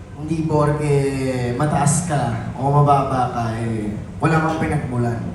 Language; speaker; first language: Filipino; native; Filipino